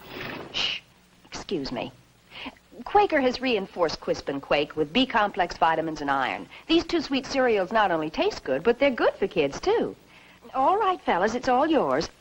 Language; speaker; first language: English; native; English